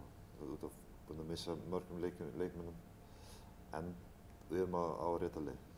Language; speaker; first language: Icelandic; non-native, fluent; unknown